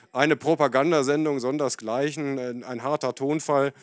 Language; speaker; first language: German; native; German